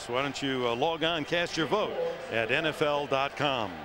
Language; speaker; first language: English; native; English